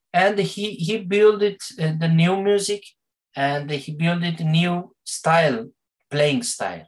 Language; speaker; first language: English; non-native, learner; Turkish